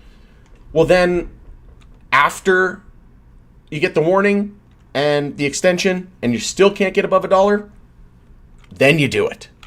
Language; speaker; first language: English; native; English